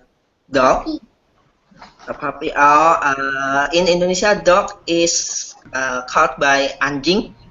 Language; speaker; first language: English; non-native, learner; Indonesian